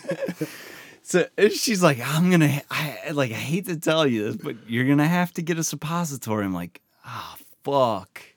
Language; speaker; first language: English; native; English